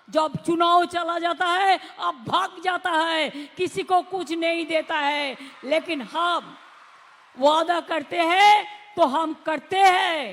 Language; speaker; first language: Hindi; non-native, local second language; Bangla